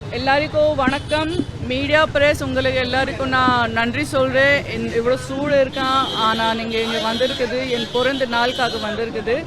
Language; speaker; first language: Tamil; non-native, fluent; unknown